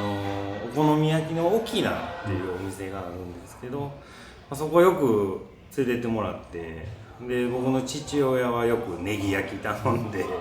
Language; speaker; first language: Japanese; native; Japanese